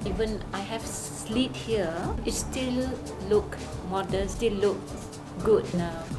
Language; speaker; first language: English; non-native, local second language; Malay